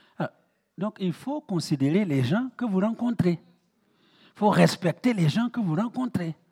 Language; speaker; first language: French; non-native, local second language; Mossi